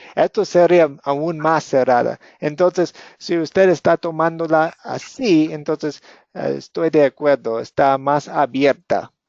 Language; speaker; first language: Spanish; non-native, fluent; English